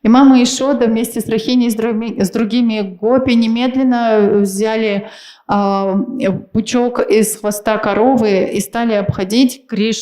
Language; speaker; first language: Russian; native; Russian